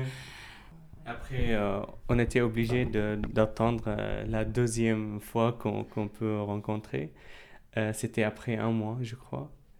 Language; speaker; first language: French; non-native, fluent; Arabic